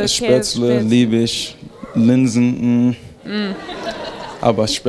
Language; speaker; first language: German; early bilingual, heritage; German